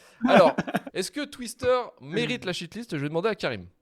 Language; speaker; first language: French; native; French